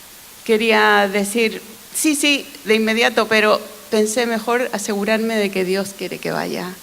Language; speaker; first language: Spanish; non-native, fluent; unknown